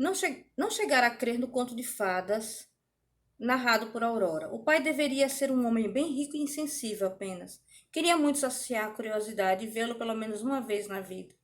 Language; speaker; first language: Portuguese; native; Portuguese